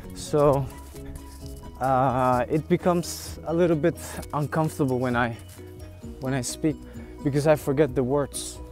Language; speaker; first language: English; non-native, fluent; Spanish